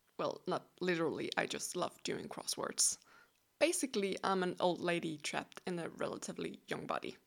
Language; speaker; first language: English; non-native, fluent; Danish